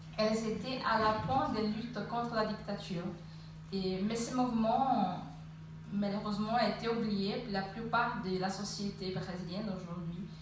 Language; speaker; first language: French; non-native, fluent; Portuguese